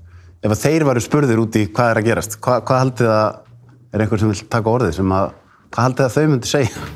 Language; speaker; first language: Icelandic; native; Icelandic